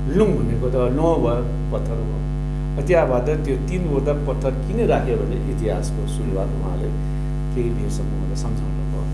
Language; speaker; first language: Nepali; non-native, local second language; Limburgish